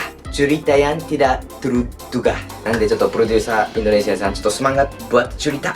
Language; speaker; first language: Indonesian; non-native, learner; Japanese